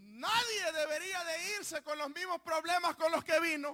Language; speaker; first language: Spanish; native; Spanish